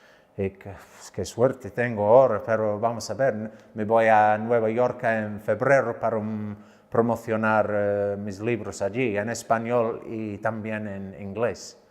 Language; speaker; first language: Spanish; non-native, learner; English